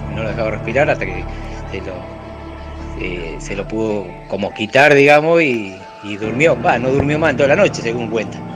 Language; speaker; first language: Spanish; native; Spanish